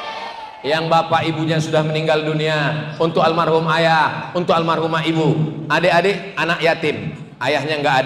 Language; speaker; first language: Indonesian; native; Indonesian